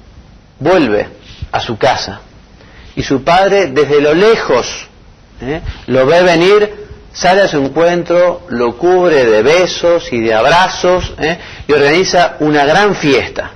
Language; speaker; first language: Spanish; native; Spanish